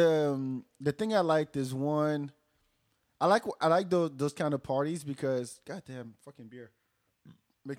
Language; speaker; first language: English; non-native, fluent; Wolof